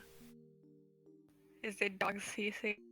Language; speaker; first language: English; native; English